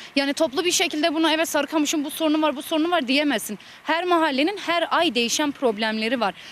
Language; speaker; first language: Turkish; native; Turkish